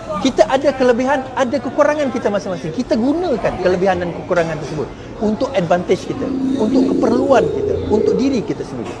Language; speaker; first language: Malay; non-native, local second language; Chinese